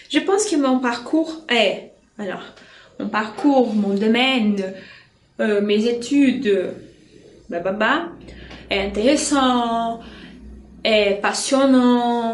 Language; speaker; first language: French; non-native, fluent; Portuguese